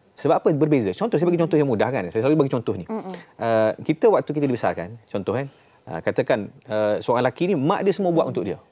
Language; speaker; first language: Malay; native; Malay